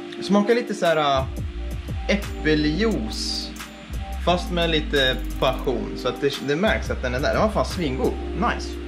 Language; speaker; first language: Swedish; early bilingual, other home language; Estonian